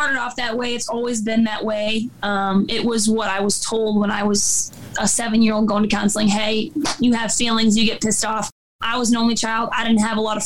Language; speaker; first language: English; native; English